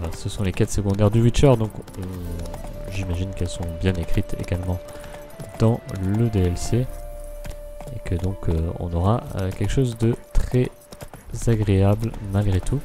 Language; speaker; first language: French; native; French